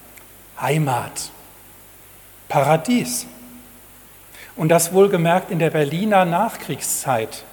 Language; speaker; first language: German; native; German